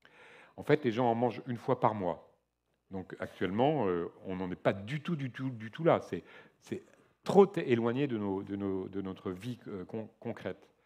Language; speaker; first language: French; native; French